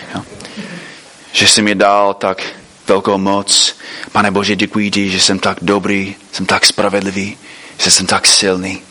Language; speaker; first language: Czech; non-native, fluent; English